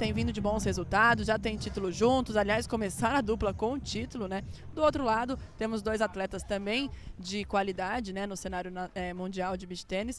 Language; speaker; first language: Portuguese; native; Portuguese